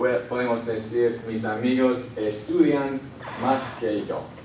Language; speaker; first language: Spanish; non-native, fluent; English